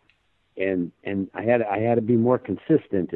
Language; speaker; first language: English; native; English